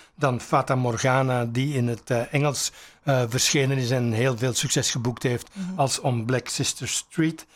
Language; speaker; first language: Dutch; native; Dutch